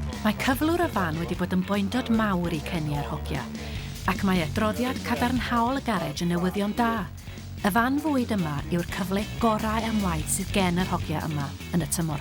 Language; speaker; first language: Welsh; native; Welsh